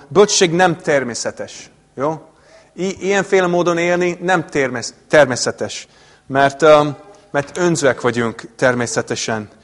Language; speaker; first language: Hungarian; non-native, fluent; English